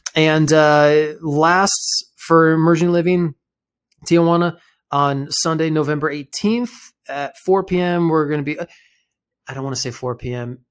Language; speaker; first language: English; native; English